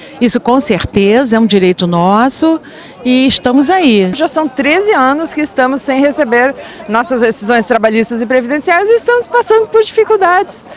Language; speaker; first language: Portuguese; native; Portuguese